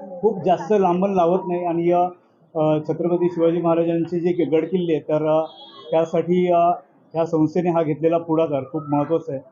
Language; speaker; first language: Marathi; native; Marathi